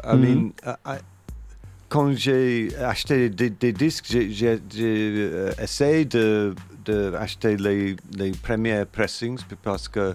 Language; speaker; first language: French; non-native, learner; English